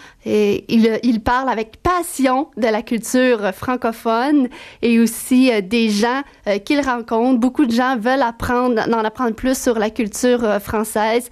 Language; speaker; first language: French; native; French